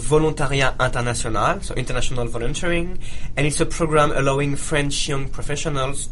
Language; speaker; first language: English; non-native, fluent; Italian